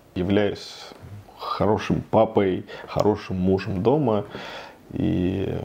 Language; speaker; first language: Russian; native; Russian